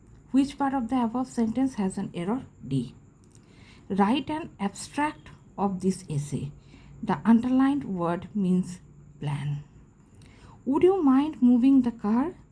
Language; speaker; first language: English; non-native, local second language; Bangla